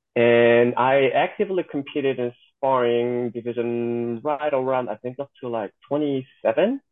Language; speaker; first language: English; non-native, fluent; Korean